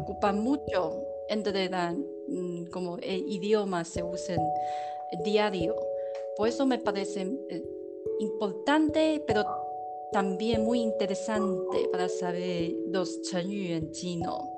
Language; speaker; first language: Spanish; non-native, learner; Chinese